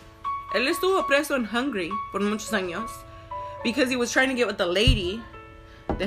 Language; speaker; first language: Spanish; early bilingual, heritage; Spanish